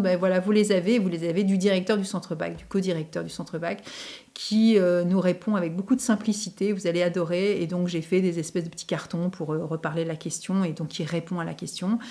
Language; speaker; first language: French; native; French